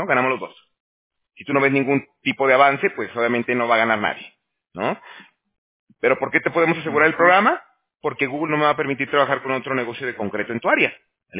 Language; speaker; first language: Spanish; native; Spanish